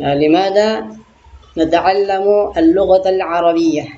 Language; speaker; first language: Arabic; non-native, fluent; Indonesian